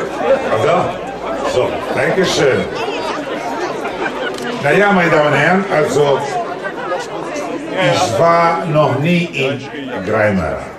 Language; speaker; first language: German; non-native, fluent; Spanish